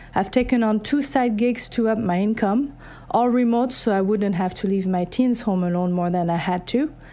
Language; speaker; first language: English; non-native, fluent; French